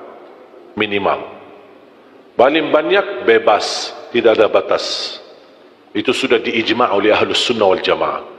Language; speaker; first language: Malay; non-native, fluent; Arabic